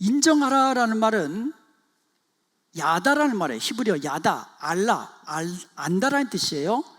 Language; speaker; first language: Korean; native; Korean